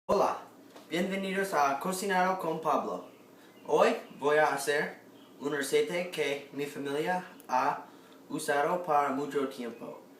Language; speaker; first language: Spanish; non-native, learner; English